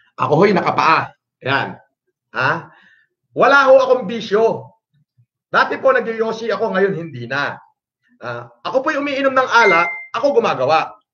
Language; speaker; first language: Filipino; non-native, local second language; Iloko